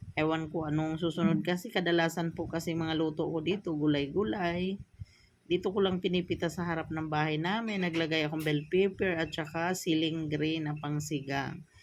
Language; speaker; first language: Filipino; native; Filipino